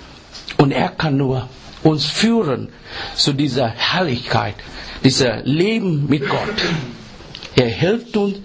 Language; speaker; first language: German; non-native, learner; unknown